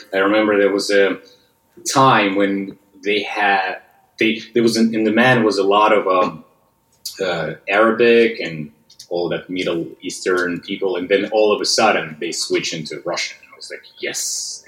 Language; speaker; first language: English; non-native, fluent; Russian